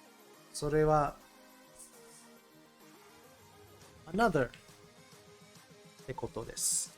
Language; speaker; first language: Japanese; non-native, learner; English